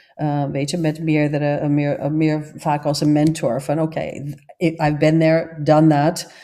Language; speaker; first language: Dutch; non-native, fluent; English